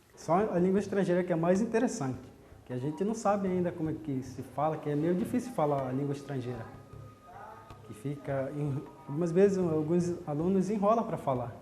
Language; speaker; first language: Portuguese; non-native, local second language; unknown